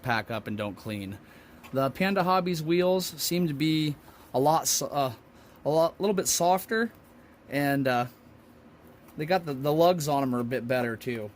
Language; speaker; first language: English; native; English